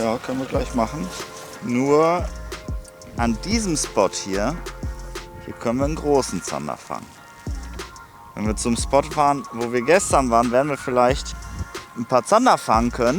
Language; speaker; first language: German; native; German